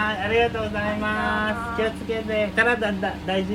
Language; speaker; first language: Japanese; non-native, learner; Filipino